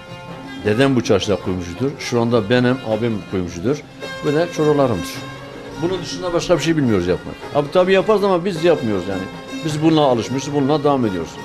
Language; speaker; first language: Turkish; native; Turkish